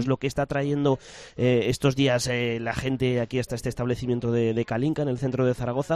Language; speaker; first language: Spanish; native; Spanish